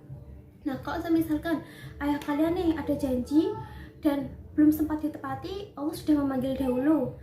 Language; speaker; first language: Indonesian; native; Indonesian